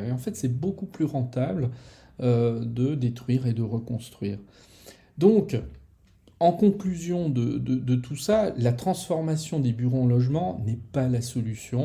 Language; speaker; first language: French; native; French